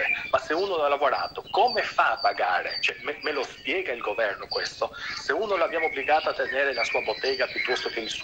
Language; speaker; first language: Italian; native; Italian